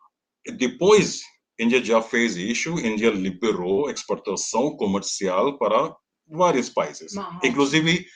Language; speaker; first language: Portuguese; non-native, learner; Hindi